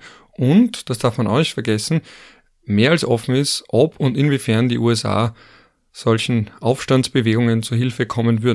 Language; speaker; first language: German; native; German